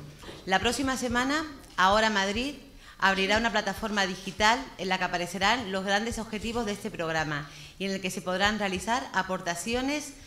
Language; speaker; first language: Spanish; native; Spanish